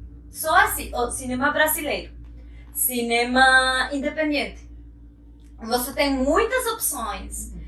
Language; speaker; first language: Portuguese; non-native, fluent; Spanish